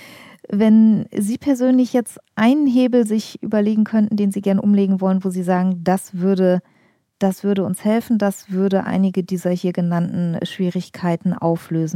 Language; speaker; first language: German; native; German